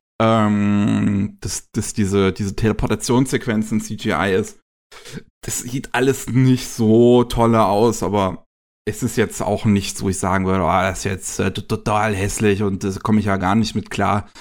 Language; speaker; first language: German; native; German